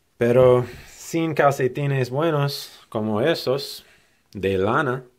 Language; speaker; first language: Spanish; non-native, learner; English